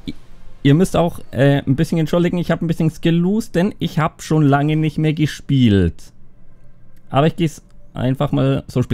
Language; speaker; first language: German; native; German